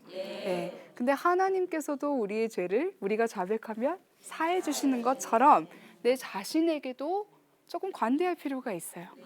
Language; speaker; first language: Korean; early bilingual, heritage; Korean